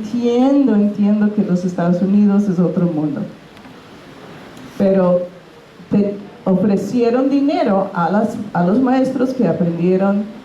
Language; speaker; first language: Spanish; non-native, fluent; English